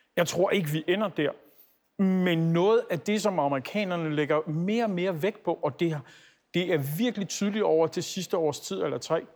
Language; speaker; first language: Danish; native; Danish